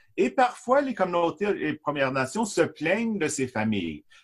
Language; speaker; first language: French; native; French